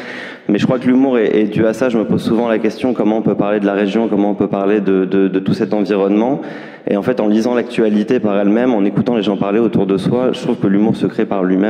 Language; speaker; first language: French; native; French